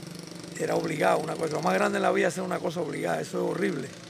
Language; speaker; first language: Spanish; native; Spanish